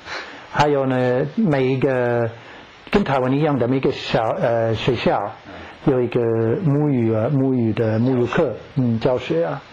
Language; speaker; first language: Chinese; non-native, learner; English